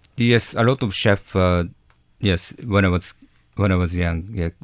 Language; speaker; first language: English; non-native, learner; Japanese